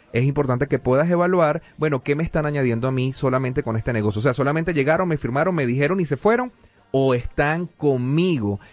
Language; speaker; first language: Spanish; native; Spanish